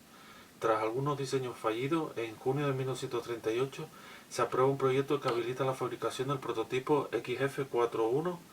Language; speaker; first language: Spanish; native; Spanish